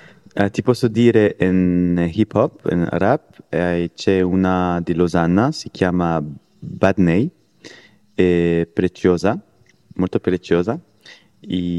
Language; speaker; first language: Italian; non-native, learner; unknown